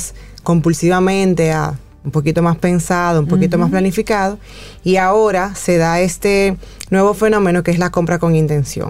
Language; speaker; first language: Spanish; native; Spanish